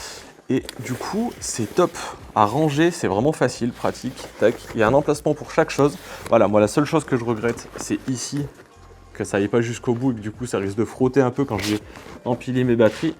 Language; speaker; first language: French; native; French